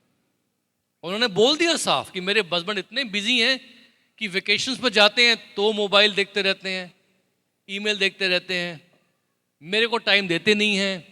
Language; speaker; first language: Hindi; native; Hindi